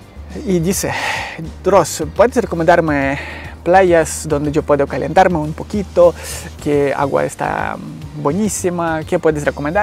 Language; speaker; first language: Spanish; non-native, learner; Ukrainian